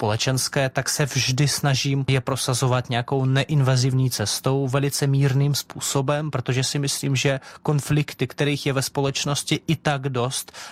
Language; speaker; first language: Czech; non-native, fluent; Russian